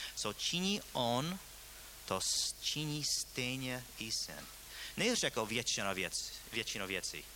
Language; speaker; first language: Czech; non-native, fluent; English